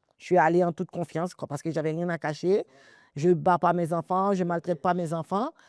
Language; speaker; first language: French; early bilingual, other home language; Haitian Creole